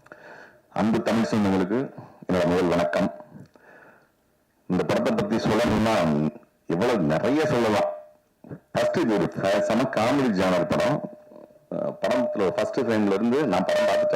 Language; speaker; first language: Tamil; native; Tamil